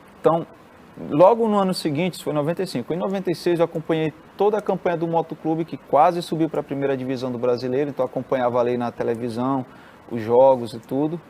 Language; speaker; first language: Portuguese; native; Portuguese